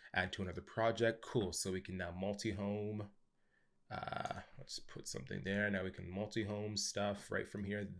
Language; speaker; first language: English; native; English